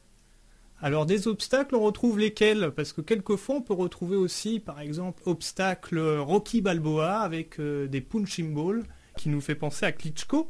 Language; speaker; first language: French; native; French